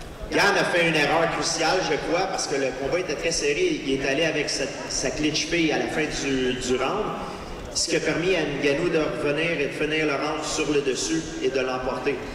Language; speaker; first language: French; native; French